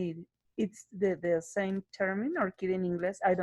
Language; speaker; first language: English; non-native, learner; Spanish